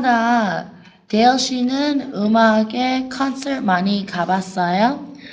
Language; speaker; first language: Korean; non-native, learner; English